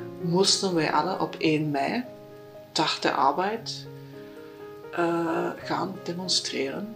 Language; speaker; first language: Dutch; non-native, fluent; German